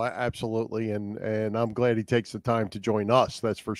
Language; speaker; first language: English; native; English